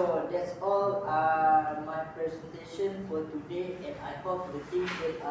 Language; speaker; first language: English; non-native, local second language; Malay